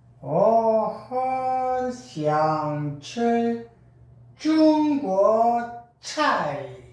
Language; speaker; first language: Chinese; non-native, learner; Korean